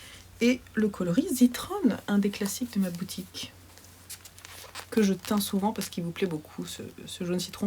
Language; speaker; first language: French; native; French